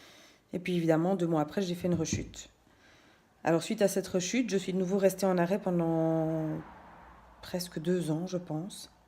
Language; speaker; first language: French; native; French